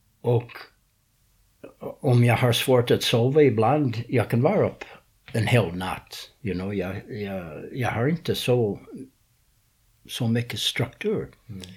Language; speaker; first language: Swedish; non-native, fluent; English